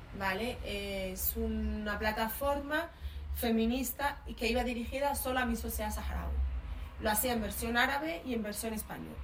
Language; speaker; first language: Spanish; early bilingual, other home language; Arabic